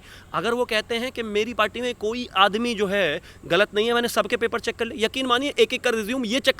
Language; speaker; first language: Hindi; native; Hindi